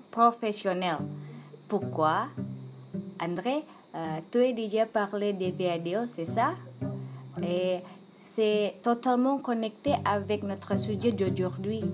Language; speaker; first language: French; non-native, learner; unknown